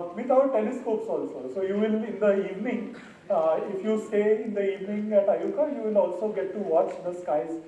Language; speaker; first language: English; non-native, local second language; Marathi